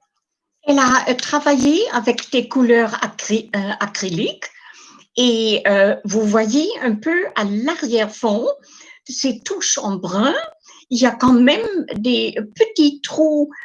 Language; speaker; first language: French; non-native, fluent; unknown